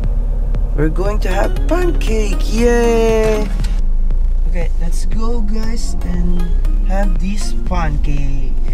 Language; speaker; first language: English; non-native, learner; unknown